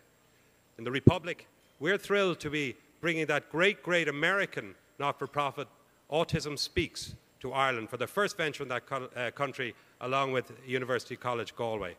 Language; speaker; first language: English; native; English